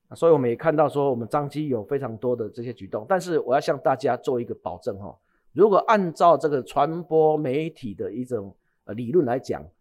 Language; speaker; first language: Chinese; native; Chinese